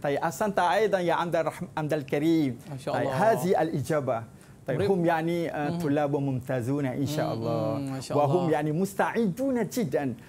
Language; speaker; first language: Arabic; non-native, fluent; Malay